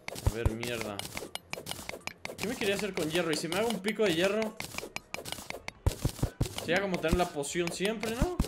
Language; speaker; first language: Spanish; native; Spanish